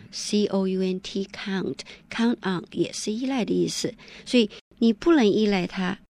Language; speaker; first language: Chinese; native; Chinese